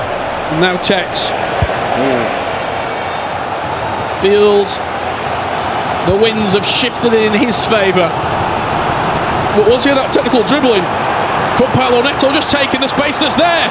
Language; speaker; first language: English; native; English